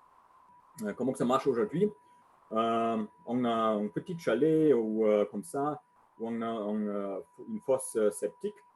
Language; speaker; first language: French; non-native, learner; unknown